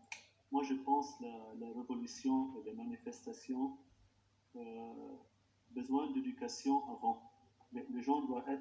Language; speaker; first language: French; non-native, local second language; Arabic